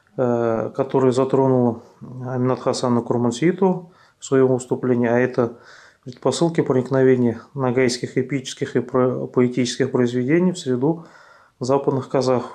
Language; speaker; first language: Russian; native; Russian